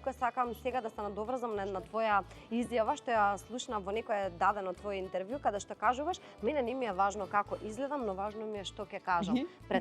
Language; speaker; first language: Macedonian; native; Macedonian